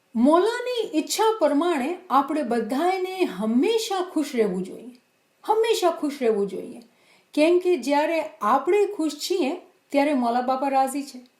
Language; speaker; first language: Gujarati; early bilingual, heritage; Gujarati